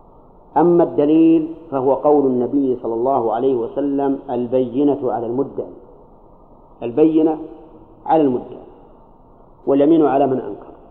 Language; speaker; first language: Arabic; native; Arabic